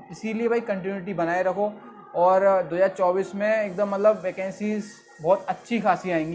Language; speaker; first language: Hindi; native; Hindi